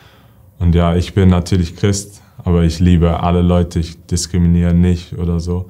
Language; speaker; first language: German; early bilingual, heritage; English